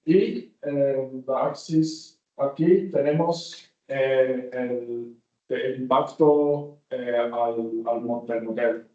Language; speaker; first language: Spanish; non-native, fluent; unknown